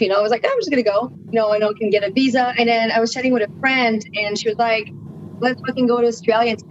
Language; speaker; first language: English; non-native, fluent; French